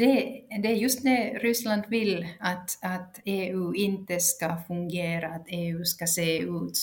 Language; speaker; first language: Swedish; non-native, local second language; Finnish